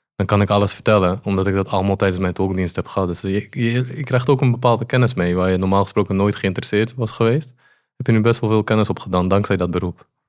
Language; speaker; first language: Dutch; early bilingual, other home language; Polish